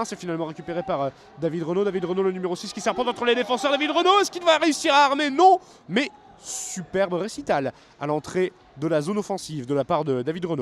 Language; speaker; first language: French; native; French